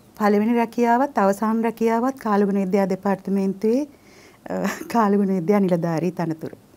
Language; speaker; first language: Sinhala; native; Sinhala